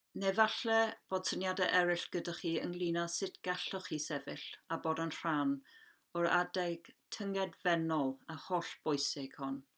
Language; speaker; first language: Welsh; non-native, local second language; English